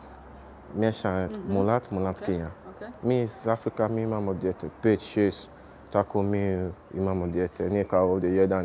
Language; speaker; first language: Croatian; non-native, learner; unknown